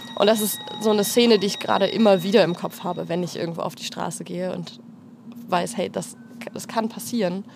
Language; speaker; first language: German; native; German